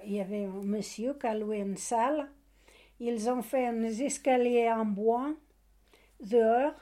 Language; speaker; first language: French; non-native, learner; Portuguese